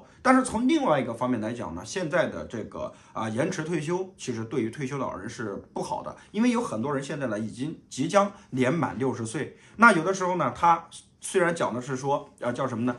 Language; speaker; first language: Chinese; native; Chinese